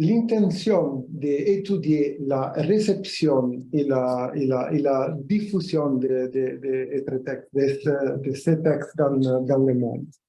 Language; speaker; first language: French; non-native, fluent; Italian